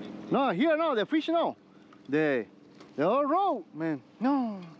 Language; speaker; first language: English; non-native, learner; Spanish